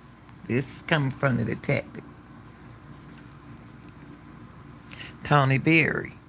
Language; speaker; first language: English; native; English